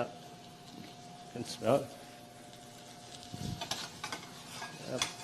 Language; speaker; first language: English; non-native, fluent; Thai